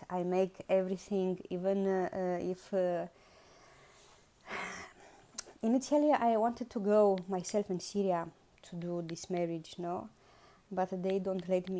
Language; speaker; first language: English; non-native, learner; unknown